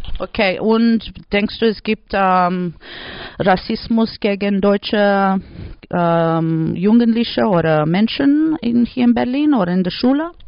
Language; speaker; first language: German; non-native, learner; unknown